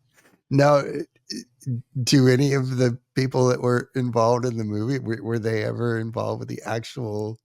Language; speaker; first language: English; native; English